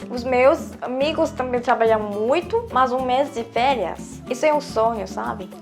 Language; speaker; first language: Portuguese; non-native, fluent; Korean